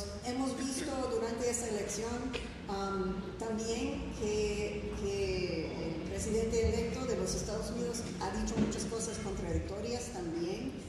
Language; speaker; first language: Spanish; non-native, fluent; English